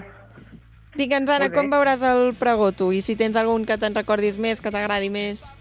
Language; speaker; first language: Catalan; native; Catalan